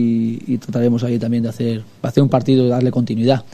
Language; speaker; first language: Spanish; native; Spanish